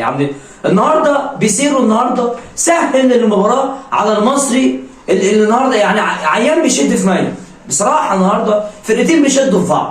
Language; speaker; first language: Arabic; native; Arabic